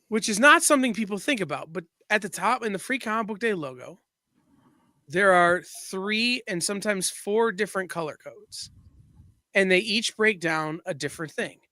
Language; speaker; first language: English; native; English